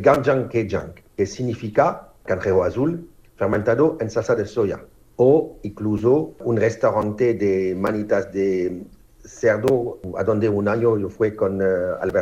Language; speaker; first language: Spanish; non-native, fluent; French